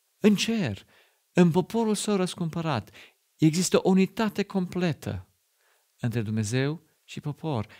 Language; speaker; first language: Romanian; non-native, fluent; German